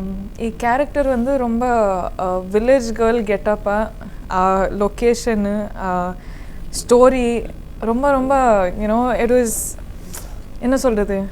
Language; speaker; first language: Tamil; non-native, learner; Kannada